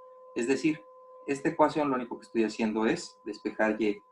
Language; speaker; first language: Spanish; native; Spanish